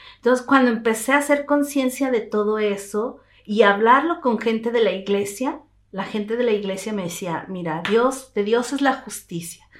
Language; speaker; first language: Spanish; native; Spanish